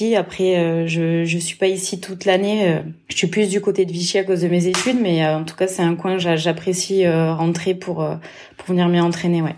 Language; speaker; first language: French; native; French